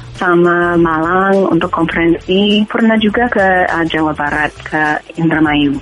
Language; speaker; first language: Indonesian; non-native, fluent; English